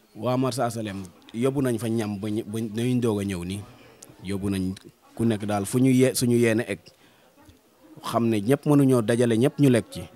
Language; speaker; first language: Wolof; non-native, local second language; Serer